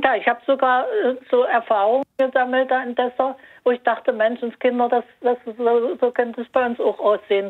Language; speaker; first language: German; native; German